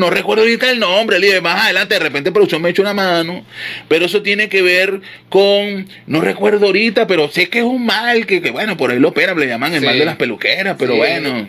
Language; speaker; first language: Spanish; native; Spanish